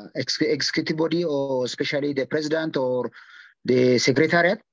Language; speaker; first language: English; non-native, local second language; Amharic